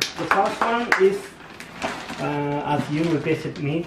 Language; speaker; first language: English; non-native, learner; Japanese